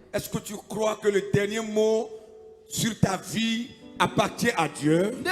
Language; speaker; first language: French; non-native, local second language; Ewe